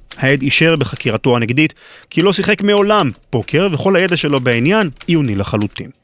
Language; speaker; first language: Hebrew; native; Hebrew